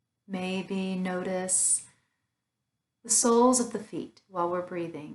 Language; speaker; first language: English; native; English